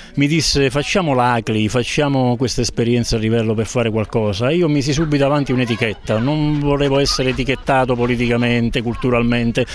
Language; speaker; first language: Italian; native; Italian